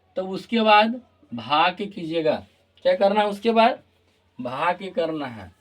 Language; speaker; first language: Hindi; native; Hindi